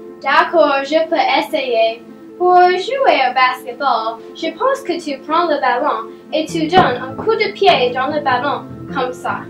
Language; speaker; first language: French; non-native, learner; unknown